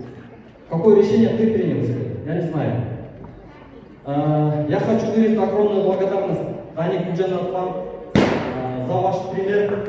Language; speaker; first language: Russian; non-native, local second language; Kyrgyz